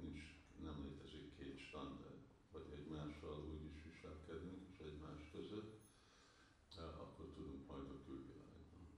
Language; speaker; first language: Hungarian; early bilingual, heritage; Hungarian